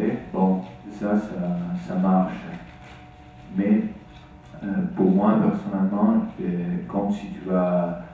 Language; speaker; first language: French; non-native, fluent; Italian